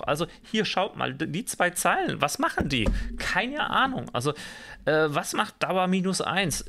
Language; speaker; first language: German; native; German